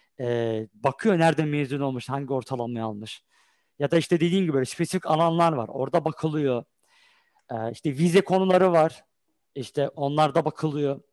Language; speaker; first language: Turkish; early bilingual, heritage; Turkish